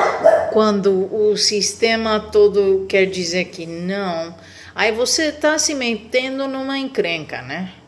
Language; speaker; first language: Portuguese; non-native, fluent; Spanish